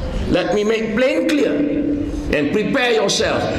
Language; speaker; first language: English; non-native, local second language; Malay